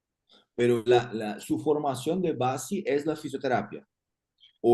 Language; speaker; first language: Spanish; non-native, fluent; Portuguese